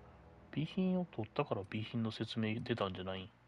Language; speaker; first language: Japanese; native; Japanese